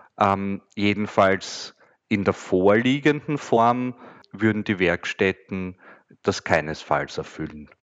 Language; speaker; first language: German; native; German